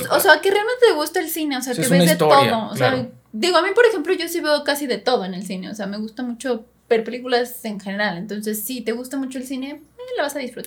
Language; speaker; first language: Spanish; native; Spanish